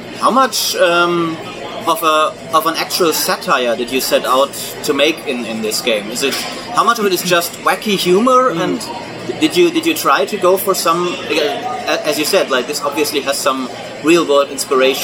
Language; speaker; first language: English; non-native, fluent; German